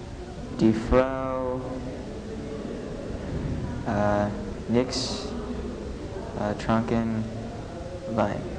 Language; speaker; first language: German; non-native, learner; English